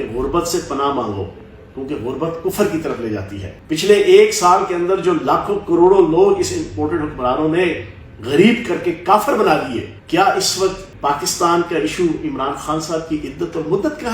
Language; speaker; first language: Urdu; native; Urdu